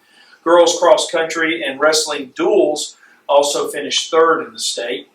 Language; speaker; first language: English; native; English